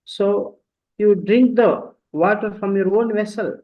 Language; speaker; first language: English; non-native, local second language; Telugu